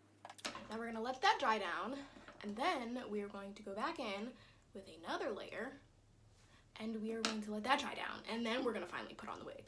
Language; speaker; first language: English; native; English